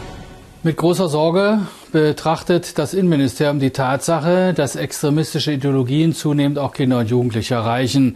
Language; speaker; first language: German; native; German